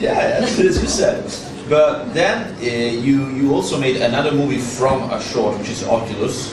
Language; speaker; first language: English; non-native, fluent; Italian